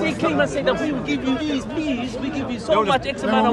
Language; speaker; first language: English; native; English